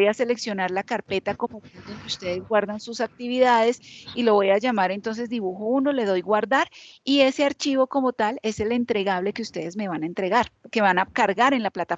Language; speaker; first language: Spanish; native; Spanish